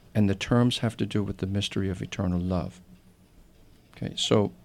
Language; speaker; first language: English; native; English